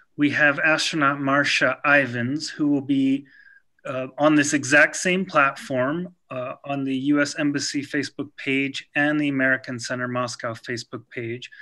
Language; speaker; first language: English; native; English